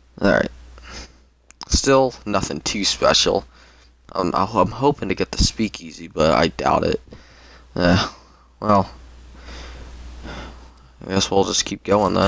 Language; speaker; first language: English; native; English